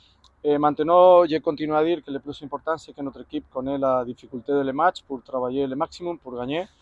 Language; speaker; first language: French; non-native, fluent; Spanish